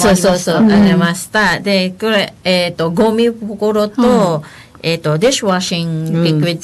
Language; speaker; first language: Japanese; non-native, learner; Filipino